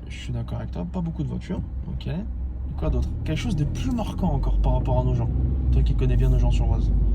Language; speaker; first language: French; native; French